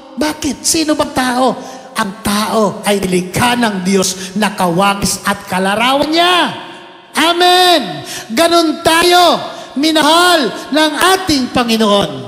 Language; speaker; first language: Filipino; non-native, local second language; Cebuano